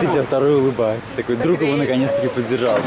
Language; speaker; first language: Russian; native; Russian